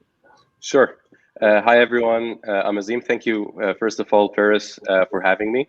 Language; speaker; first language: English; non-native, local second language; Arabic